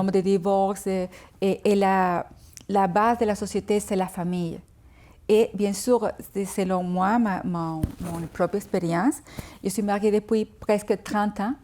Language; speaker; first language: French; non-native, fluent; Spanish